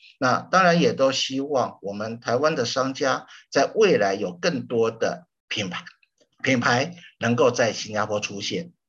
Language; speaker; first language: Chinese; native; Chinese